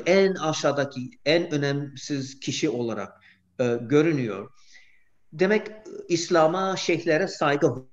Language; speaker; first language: Turkish; non-native, fluent; English